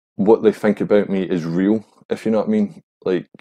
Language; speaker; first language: English; native; English